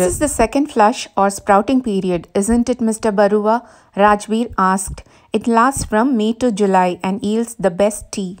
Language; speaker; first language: English; non-native, local second language; Tamil